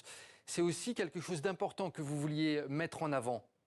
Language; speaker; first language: French; native; French